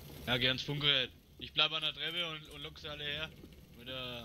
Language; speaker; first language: German; native; German